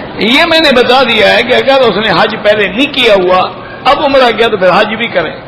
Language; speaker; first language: Urdu; native; Urdu